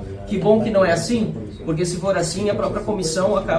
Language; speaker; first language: Portuguese; native; Portuguese